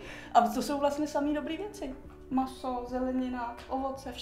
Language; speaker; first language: Czech; native; Czech